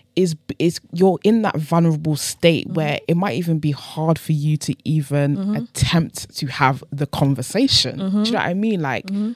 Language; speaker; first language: English; native; English